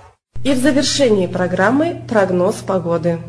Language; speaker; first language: Russian; native; Russian